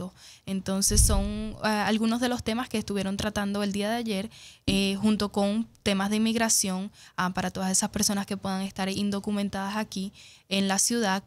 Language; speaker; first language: Spanish; native; Spanish